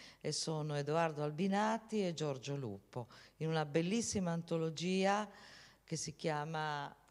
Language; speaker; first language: Italian; native; Italian